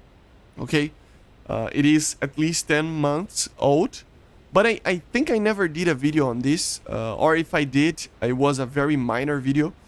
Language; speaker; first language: English; non-native, fluent; Portuguese